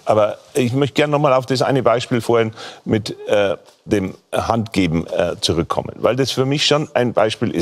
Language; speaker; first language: German; native; German